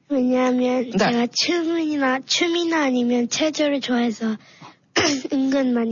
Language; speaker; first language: Korean; early bilingual, heritage; Korean